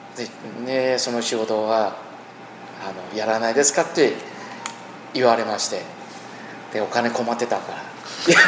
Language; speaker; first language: Japanese; non-native, fluent; Chinese